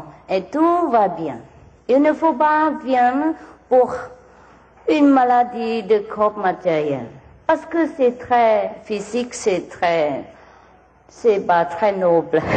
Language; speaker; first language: French; non-native, learner; Vietnamese